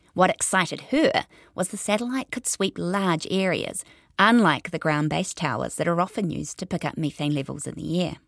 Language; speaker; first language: English; native; English